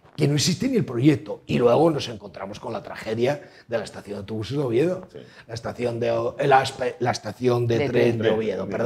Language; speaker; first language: Spanish; native; Spanish